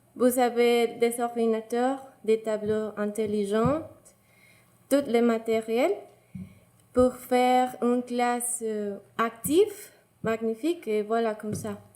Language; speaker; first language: French; non-native, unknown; Spanish